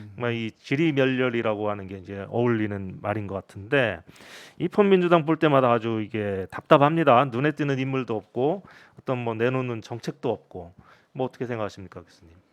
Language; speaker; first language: Korean; native; Korean